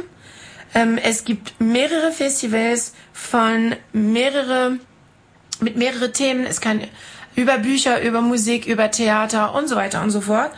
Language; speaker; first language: German; non-native, fluent; French